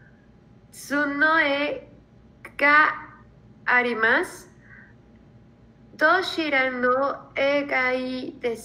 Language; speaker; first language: Japanese; non-native, learner; Spanish